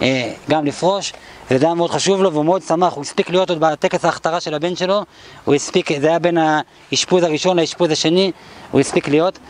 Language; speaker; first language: Hebrew; native; Hebrew